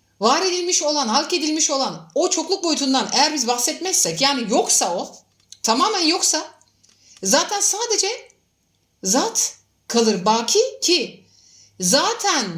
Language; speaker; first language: Turkish; native; Turkish